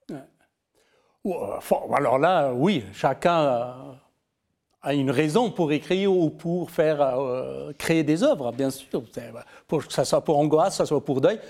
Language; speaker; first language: French; non-native, fluent; Persian